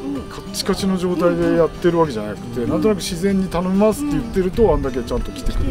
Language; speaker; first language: Japanese; native; Japanese